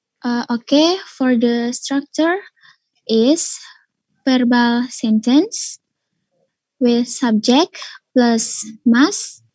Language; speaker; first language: English; non-native, learner; Indonesian